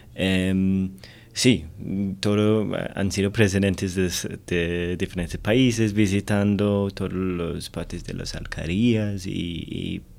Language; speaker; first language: Spanish; non-native, fluent; English